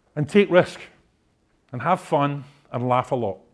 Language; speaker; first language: English; native; English